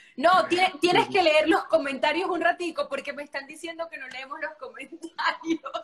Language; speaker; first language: Spanish; native; Spanish